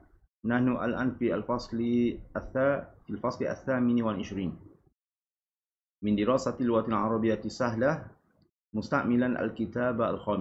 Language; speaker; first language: Arabic; non-native, fluent; Malay